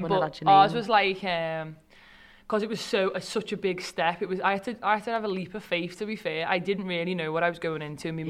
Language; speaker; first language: English; native; English